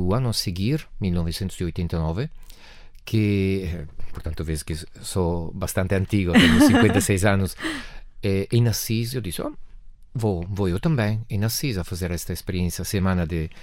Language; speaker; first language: Portuguese; non-native, fluent; Italian